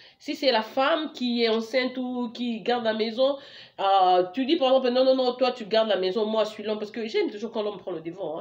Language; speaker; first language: French; non-native, local second language; Lingala